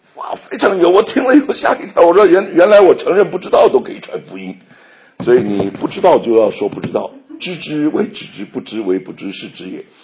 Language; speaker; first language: Chinese; native; Chinese